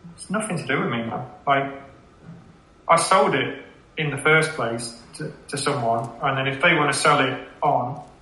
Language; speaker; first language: English; native; English